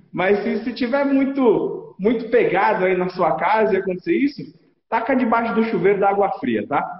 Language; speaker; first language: Portuguese; native; Portuguese